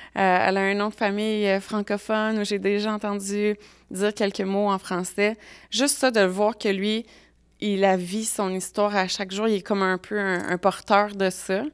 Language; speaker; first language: French; native; French